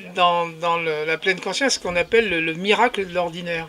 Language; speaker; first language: French; native; French